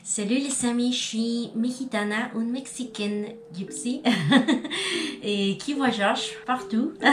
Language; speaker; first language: French; non-native, learner; Spanish